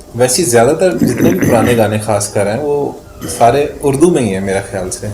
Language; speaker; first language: Urdu; native; Urdu